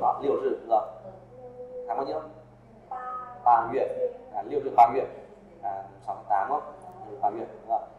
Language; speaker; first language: Chinese; non-native, fluent; Vietnamese